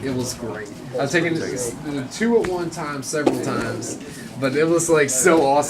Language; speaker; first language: English; native; English